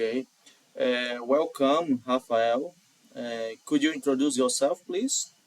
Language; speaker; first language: English; non-native, learner; Portuguese